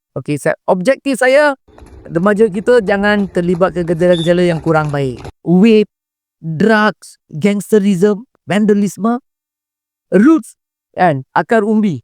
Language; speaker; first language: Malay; non-native, local second language; Tamil